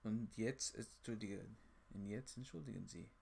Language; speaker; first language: German; non-native, learner; English